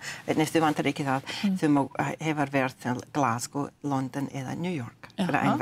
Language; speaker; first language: Icelandic; non-native, learner; English